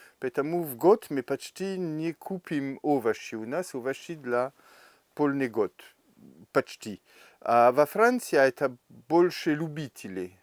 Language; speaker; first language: Russian; non-native, learner; French